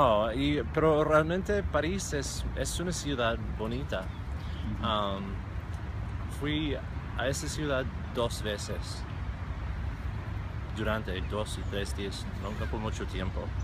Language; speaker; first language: Spanish; non-native, fluent; English